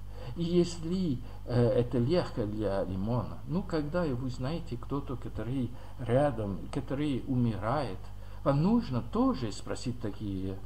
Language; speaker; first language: Russian; non-native, learner; French